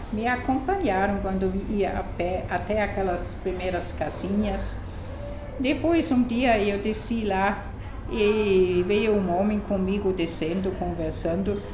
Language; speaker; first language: Portuguese; non-native, fluent; German